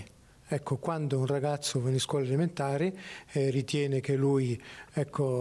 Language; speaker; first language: Italian; native; Italian